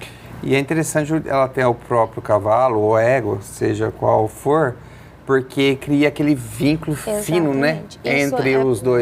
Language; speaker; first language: Portuguese; native; Portuguese